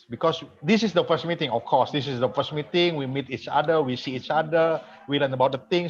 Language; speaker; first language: English; non-native, fluent; Indonesian